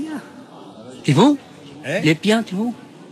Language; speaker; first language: French; non-native, learner; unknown